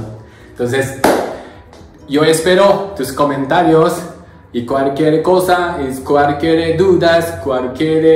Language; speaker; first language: Spanish; non-native, learner; Japanese